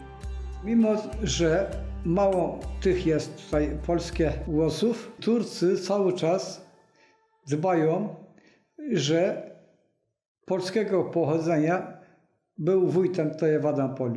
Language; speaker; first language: Polish; early bilingual, heritage; Polish